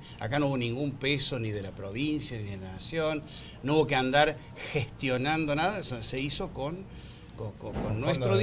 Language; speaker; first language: Spanish; native; Spanish